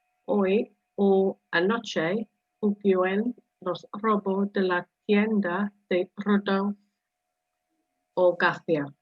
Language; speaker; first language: Spanish; non-native, learner; English